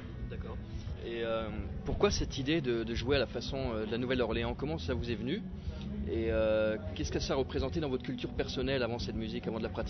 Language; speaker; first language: French; native; French